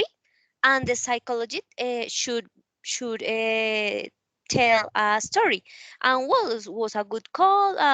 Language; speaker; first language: English; non-native, learner; Spanish